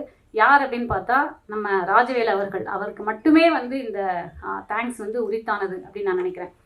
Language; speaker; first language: Tamil; native; Tamil